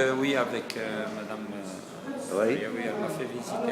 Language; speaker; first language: French; non-native, local second language; Arabic